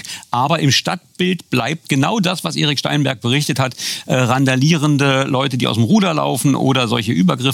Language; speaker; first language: German; native; German